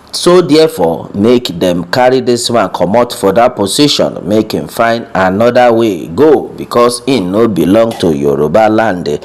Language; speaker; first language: Nigerian Pidgin; non-native, local second language; Yoruba